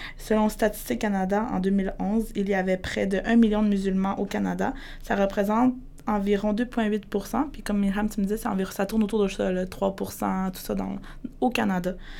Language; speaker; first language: French; early bilingual, other home language; Spanish